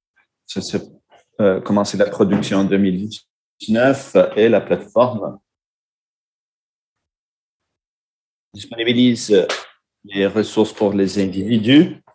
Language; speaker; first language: French; non-native, fluent; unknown